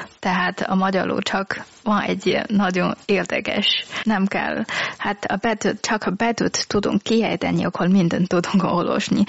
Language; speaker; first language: Hungarian; non-native, learner; Chinese